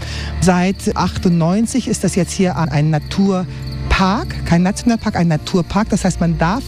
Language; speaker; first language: German; native; German